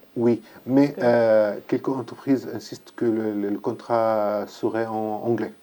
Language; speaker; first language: French; non-native, learner; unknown